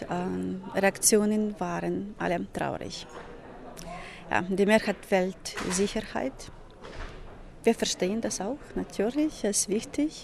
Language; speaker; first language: German; non-native, fluent; Ukrainian